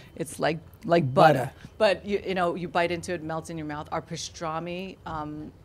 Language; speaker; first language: English; native; English